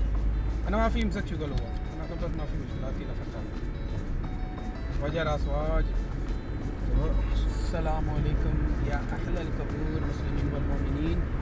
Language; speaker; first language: Arabic; non-native, learner; Hindi